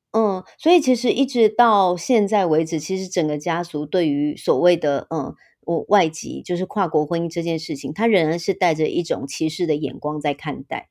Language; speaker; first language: Chinese; native; Chinese